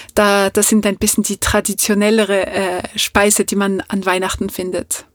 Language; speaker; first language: German; non-native, fluent; French